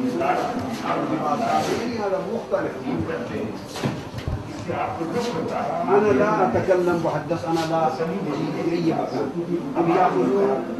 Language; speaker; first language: Arabic; non-native, learner; Urdu